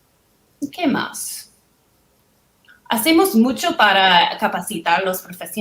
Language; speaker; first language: Spanish; non-native, learner; English